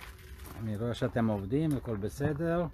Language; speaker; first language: Hebrew; non-native, fluent; Russian